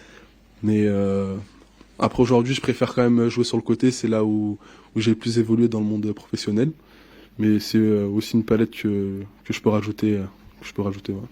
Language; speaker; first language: French; native; French